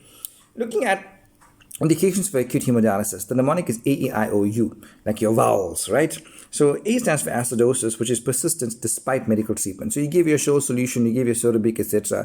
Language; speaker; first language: English; native; English